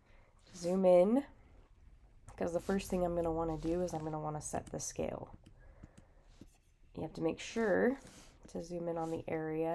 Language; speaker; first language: English; native; English